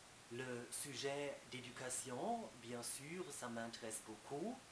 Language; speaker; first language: French; non-native, fluent; German